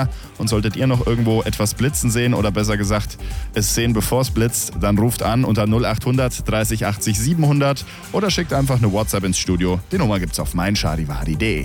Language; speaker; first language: German; native; German